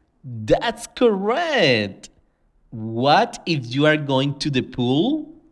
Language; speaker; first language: English; non-native, fluent; Spanish